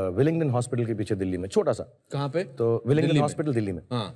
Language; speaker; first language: Hindi; native; Hindi